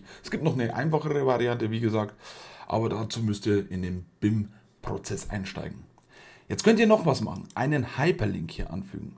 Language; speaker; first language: German; native; German